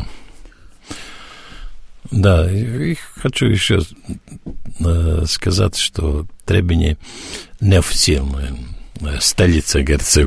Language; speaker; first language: Russian; non-native, learner; Serbian